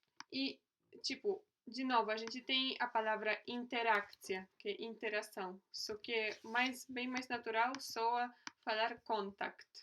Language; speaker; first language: Portuguese; non-native, fluent; Polish